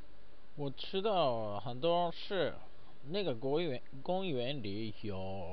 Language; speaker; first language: Chinese; non-native, learner; Japanese